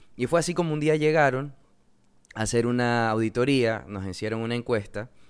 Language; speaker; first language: Spanish; native; Spanish